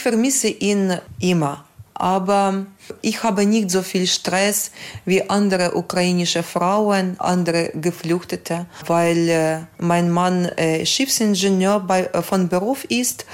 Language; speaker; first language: German; non-native, fluent; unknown